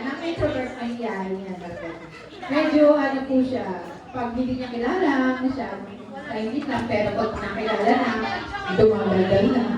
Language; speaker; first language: Filipino; native; Filipino